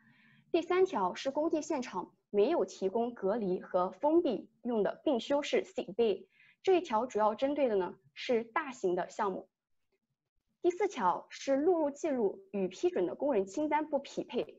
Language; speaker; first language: Chinese; native; Chinese